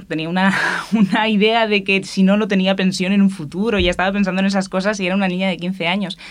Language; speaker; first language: Spanish; native; Spanish